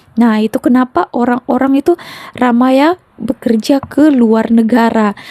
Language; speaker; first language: Indonesian; native; Indonesian